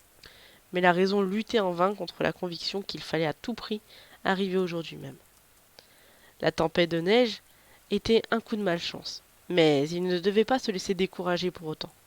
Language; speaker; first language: French; native; French